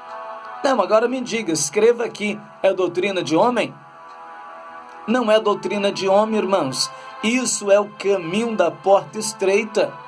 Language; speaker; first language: Portuguese; native; Portuguese